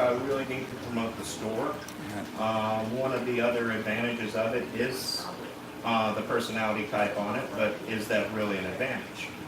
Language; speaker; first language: English; native; English